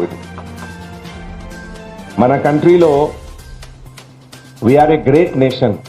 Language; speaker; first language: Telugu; non-native, fluent; Hindi